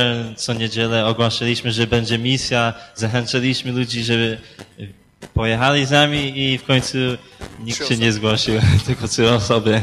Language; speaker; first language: Polish; early bilingual, heritage; Polish